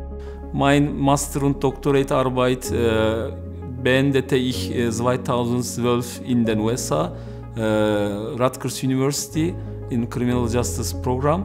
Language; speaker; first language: German; non-native, learner; Turkish